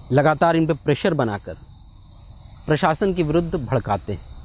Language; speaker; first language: Hindi; native; Hindi